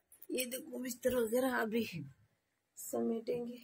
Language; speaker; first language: Hindi; native; Hindi